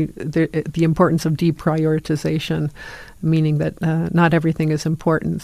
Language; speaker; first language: English; native; English